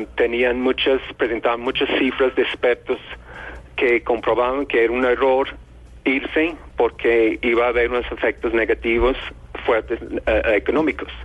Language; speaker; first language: Spanish; non-native, fluent; English